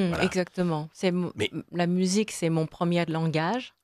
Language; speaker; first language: French; non-native, fluent; Korean